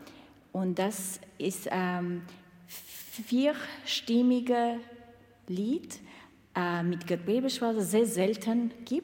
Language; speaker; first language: German; non-native, fluent; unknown